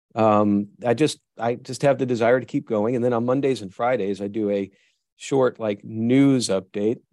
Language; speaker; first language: English; native; English